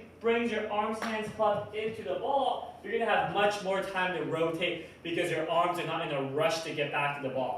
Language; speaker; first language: English; native; English